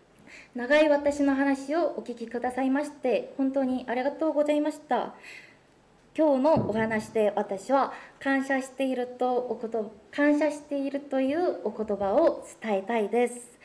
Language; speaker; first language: Japanese; non-native, fluent; Korean